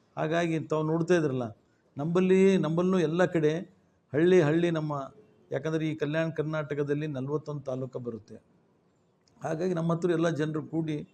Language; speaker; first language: Kannada; native; Kannada